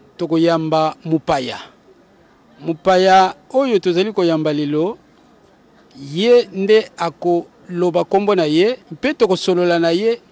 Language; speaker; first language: Lingala; non-native, local second language; Kongo